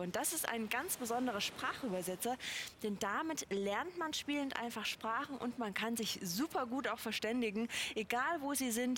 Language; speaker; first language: German; native; German